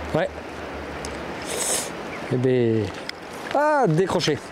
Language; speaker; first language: French; native; French